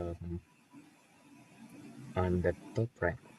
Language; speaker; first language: English; non-native, learner; Indonesian